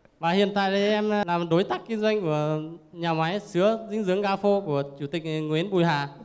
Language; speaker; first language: Vietnamese; non-native, local second language; Iu Mien